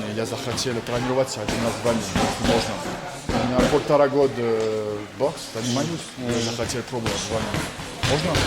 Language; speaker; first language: Russian; non-native, learner; French